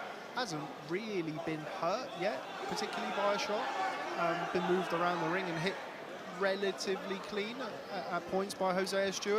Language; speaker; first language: English; native; English